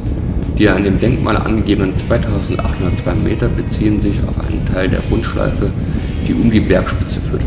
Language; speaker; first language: German; native; German